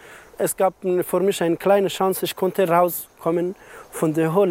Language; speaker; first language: German; non-native, learner; Persian